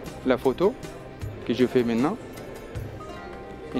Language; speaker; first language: French; non-native, learner; Spanish